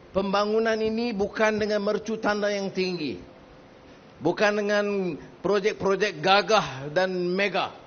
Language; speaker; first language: Malay; native; Malay